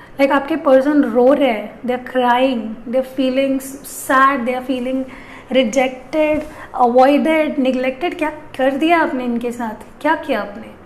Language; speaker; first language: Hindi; non-native, local second language; Marathi